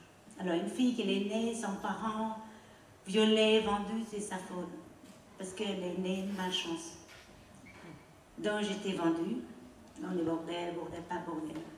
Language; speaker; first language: French; non-native, learner; Khmer